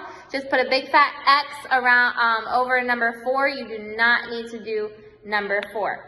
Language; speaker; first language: English; native; English